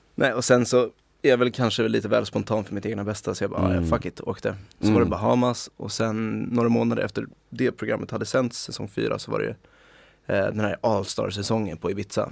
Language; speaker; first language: Swedish; native; Swedish